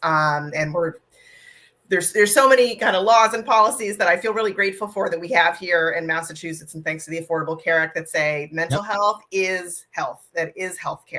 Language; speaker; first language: English; native; English